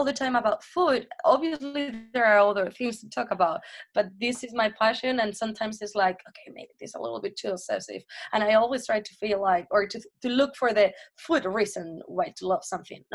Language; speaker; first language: English; non-native, fluent; Spanish